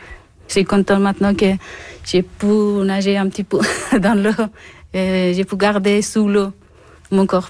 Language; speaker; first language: French; non-native, learner; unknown